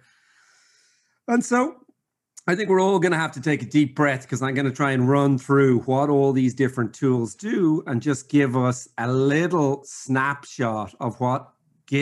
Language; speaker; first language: English; native; English